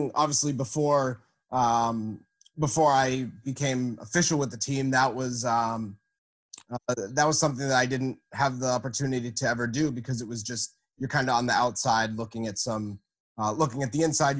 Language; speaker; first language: English; native; English